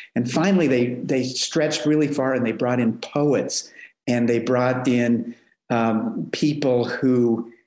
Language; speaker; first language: English; native; English